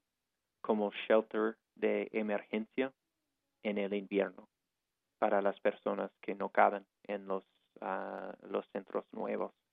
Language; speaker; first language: Spanish; non-native, fluent; English